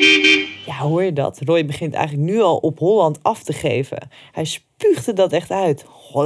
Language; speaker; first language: Dutch; native; Dutch